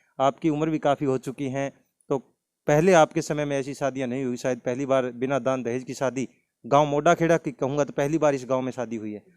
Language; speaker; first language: Hindi; native; Hindi